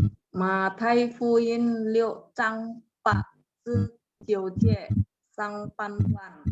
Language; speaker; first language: Chinese; non-native, learner; Indonesian